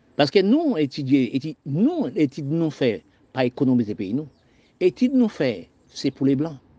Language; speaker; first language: French; non-native, local second language; Haitian Creole